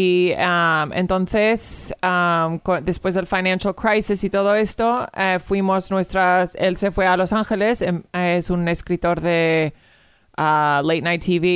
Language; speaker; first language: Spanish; early bilingual, heritage; English